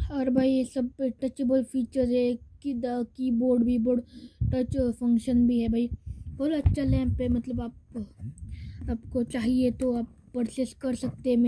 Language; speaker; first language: Hindi; native; Hindi